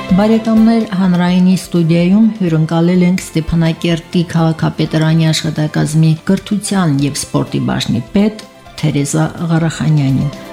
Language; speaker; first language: Armenian; native; Armenian